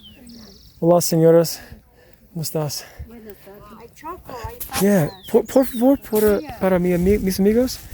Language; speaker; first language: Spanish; non-native, learner; English